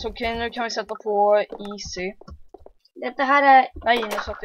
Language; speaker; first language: Swedish; early bilingual, heritage; Swedish